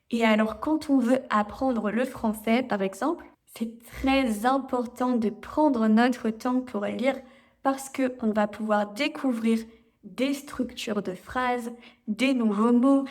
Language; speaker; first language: French; native; French